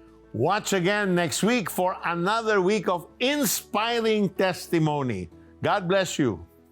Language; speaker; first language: English; non-native, local second language; Filipino